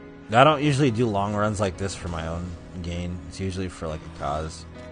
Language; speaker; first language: English; native; English